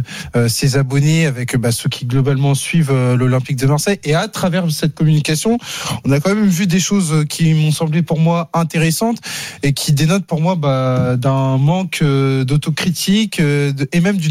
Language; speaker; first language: French; native; French